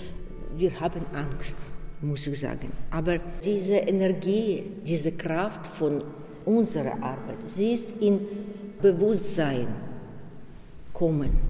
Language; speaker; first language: German; non-native, fluent; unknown